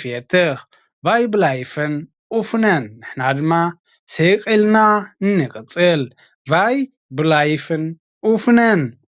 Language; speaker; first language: Dutch; non-native, fluent; Tigrinya